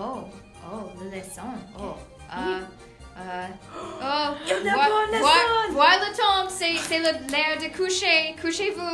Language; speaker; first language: French; non-native, learner; English